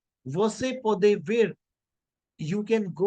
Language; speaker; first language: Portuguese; non-native, learner; Hindi